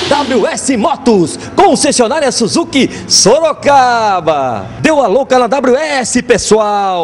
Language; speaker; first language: Portuguese; native; Portuguese